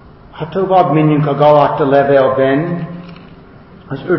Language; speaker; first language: Hungarian; non-native, fluent; English